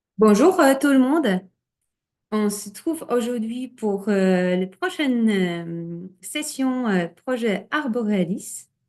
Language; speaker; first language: French; non-native, fluent; Polish